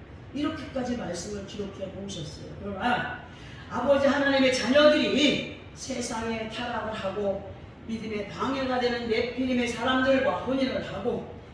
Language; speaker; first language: Korean; native; Korean